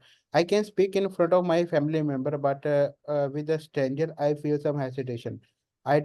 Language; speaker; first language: English; non-native, learner; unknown